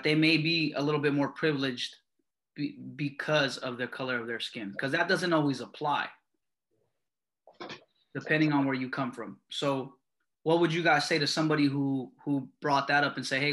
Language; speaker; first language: English; native; English